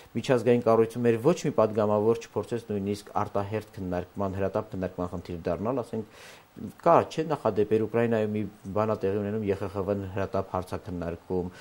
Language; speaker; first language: Armenian; native; Armenian